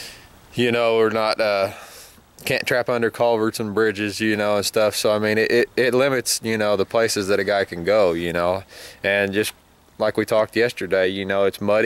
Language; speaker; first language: English; native; English